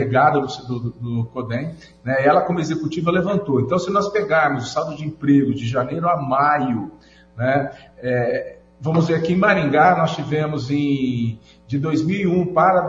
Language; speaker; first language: Portuguese; native; Portuguese